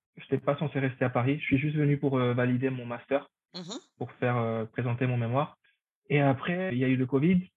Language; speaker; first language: French; non-native, fluent; Spanish